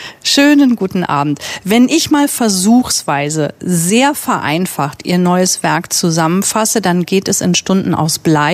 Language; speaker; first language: German; native; German